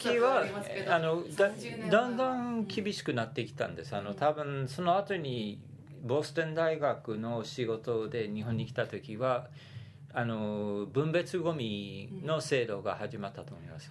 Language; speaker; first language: Japanese; non-native, fluent; English